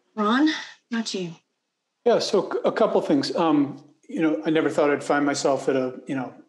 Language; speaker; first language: English; native; English